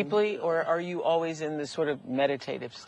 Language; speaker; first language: English; native; English